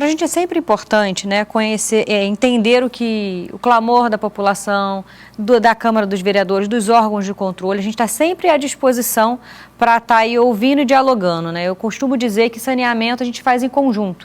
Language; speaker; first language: Portuguese; native; Portuguese